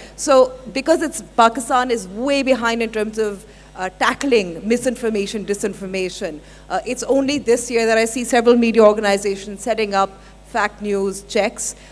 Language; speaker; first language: English; non-native, local second language; Urdu